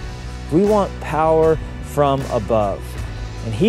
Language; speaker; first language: English; native; English